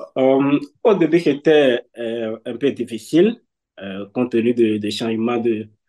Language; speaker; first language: French; non-native, local second language; Fon